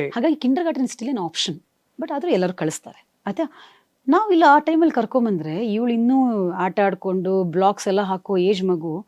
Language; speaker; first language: Kannada; native; Kannada